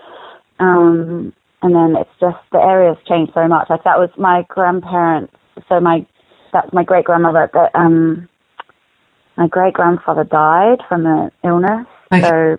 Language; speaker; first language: English; native; English